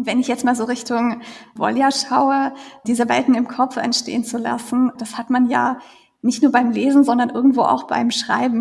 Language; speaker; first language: German; native; German